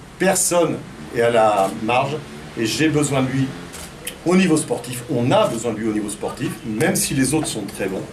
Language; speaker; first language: French; native; French